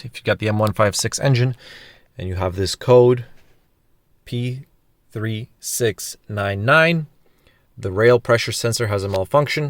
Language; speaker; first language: English; native; English